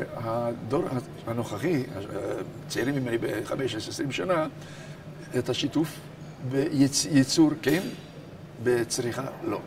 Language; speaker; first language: Hebrew; non-native, fluent; Hungarian